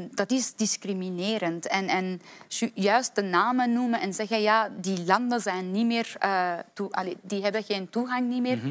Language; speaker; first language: Dutch; non-native, fluent; Persian